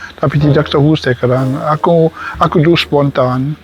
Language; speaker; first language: Indonesian; non-native, learner; German